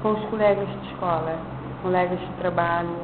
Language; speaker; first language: Portuguese; non-native, local second language; Kabuverdianu